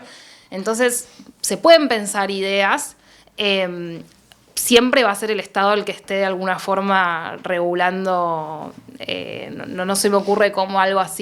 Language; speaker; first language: Spanish; native; Spanish